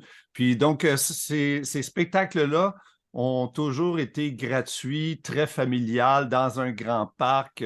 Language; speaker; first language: French; native; French